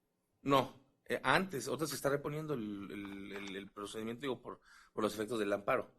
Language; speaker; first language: Spanish; native; Spanish